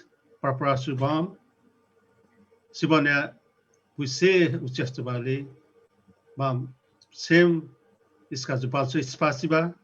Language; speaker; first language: Russian; non-native, learner; Nepali